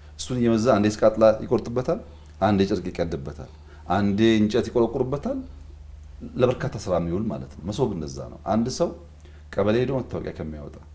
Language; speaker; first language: Amharic; non-native, local second language; Oromo